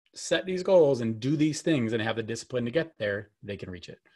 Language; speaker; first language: English; native; English